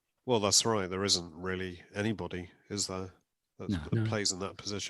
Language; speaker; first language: English; native; English